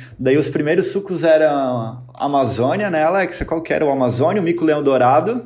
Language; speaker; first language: Portuguese; native; Portuguese